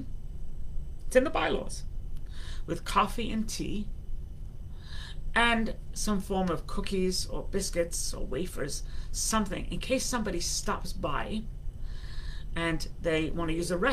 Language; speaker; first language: English; native; English